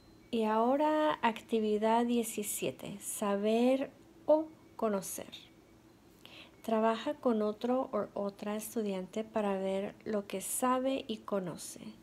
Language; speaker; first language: Spanish; non-native, fluent; English